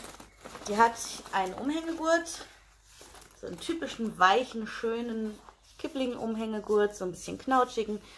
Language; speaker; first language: German; native; German